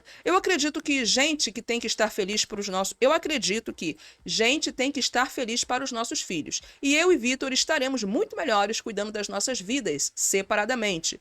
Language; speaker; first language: Portuguese; native; Portuguese